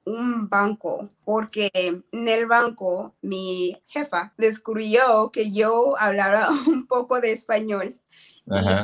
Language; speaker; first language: Spanish; non-native, learner; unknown